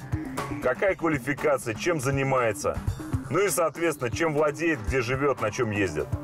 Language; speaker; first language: Russian; native; Russian